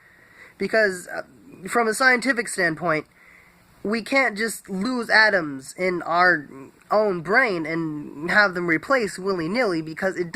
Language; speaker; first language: English; native; English